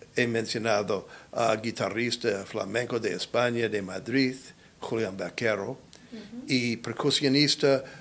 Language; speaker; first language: Spanish; non-native, learner; English